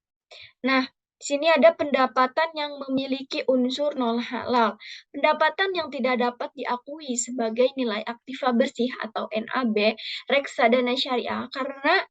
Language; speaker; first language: Indonesian; native; Indonesian